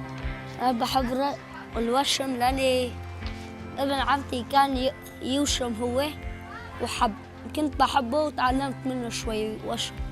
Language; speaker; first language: Arabic; native; Arabic